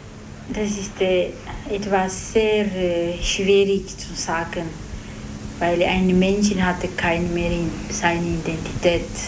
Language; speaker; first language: German; non-native, learner; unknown